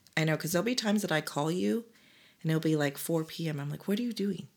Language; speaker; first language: English; early bilingual, other home language; Korean